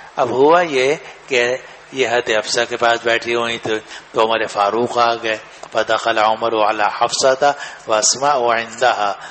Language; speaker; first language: Urdu; native; Urdu